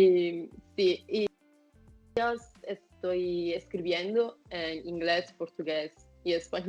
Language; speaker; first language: Spanish; non-native, fluent; Italian